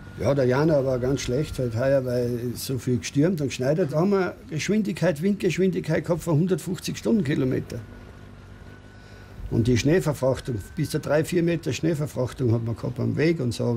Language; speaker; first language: German; native; German